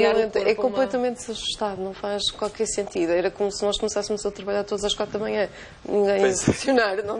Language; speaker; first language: Portuguese; native; Portuguese